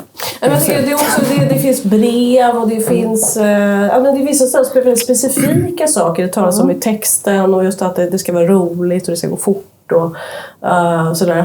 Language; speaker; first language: Swedish; native; Swedish